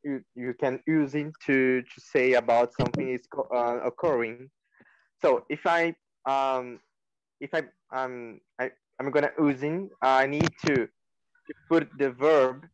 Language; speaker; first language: English; non-native, learner; Portuguese